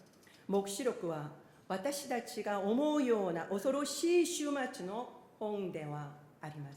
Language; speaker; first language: Japanese; non-native, fluent; Korean